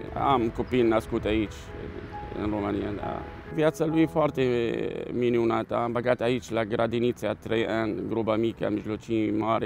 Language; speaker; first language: Romanian; non-native, learner; Arabic